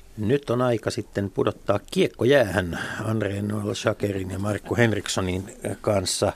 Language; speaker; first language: Finnish; native; Finnish